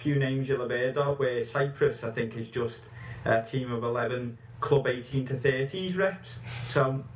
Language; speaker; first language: English; native; English